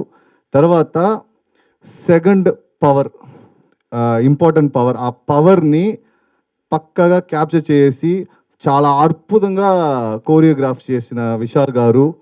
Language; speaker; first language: Telugu; non-native, learner; Tamil